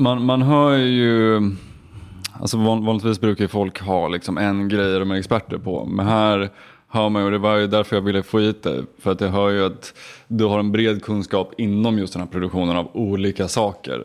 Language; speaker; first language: Swedish; native; Swedish